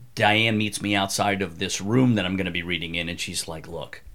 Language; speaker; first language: English; native; English